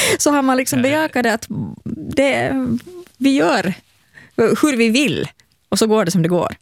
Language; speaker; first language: Swedish; native; Swedish